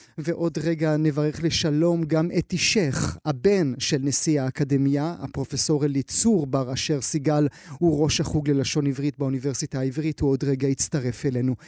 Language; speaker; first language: Hebrew; native; Hebrew